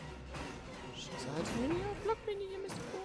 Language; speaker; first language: German; native; German